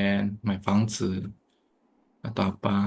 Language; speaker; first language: Chinese; non-native, fluent; Indonesian